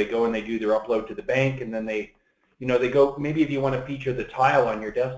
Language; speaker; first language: English; native; English